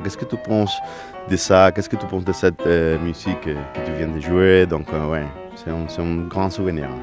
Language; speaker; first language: French; non-native, fluent; Spanish